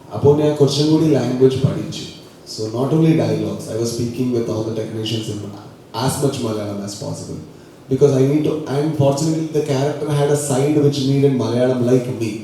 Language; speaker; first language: Malayalam; non-native, local second language; Kannada